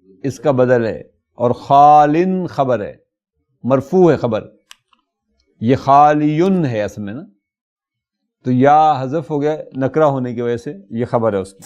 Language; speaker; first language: Urdu; native; Urdu